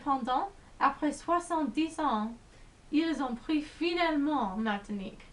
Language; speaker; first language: French; non-native, learner; English